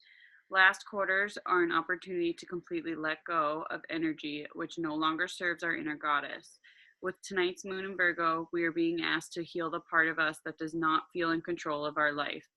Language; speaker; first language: English; native; English